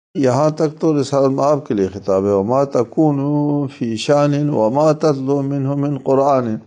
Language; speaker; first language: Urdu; non-native, local second language; Balti